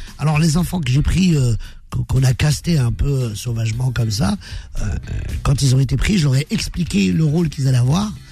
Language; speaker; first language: French; early bilingual, other home language; Arabic